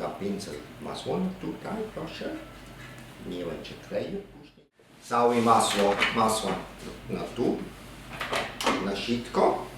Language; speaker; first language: Polish; non-native, learner; German